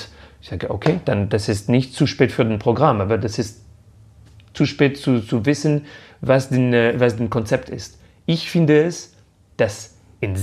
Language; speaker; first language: German; non-native, fluent; French